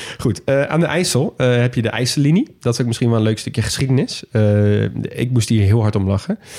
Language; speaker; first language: Dutch; native; Dutch